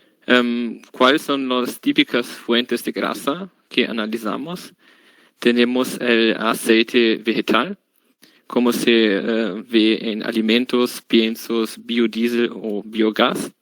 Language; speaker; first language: Spanish; non-native, learner; German